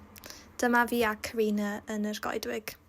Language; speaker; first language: Welsh; non-native, local second language; English